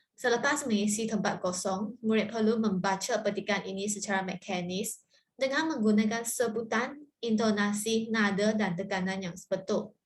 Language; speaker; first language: Malay; non-native, local second language; Chinese